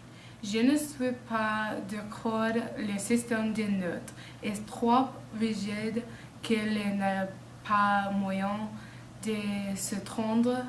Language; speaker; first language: French; non-native, learner; English